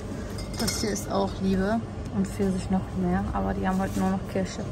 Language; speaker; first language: German; early bilingual, other home language; Turkish